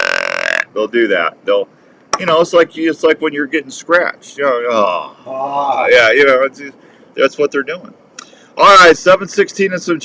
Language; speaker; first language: English; native; English